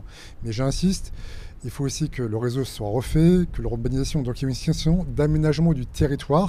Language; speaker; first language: French; native; French